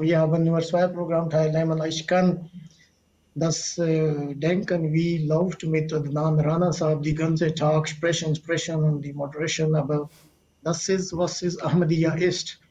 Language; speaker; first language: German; non-native, learner; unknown